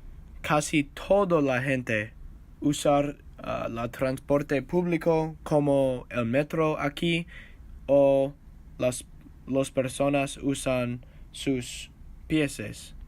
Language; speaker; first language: Spanish; non-native, learner; English